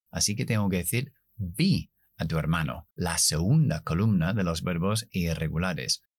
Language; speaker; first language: Spanish; non-native, fluent; English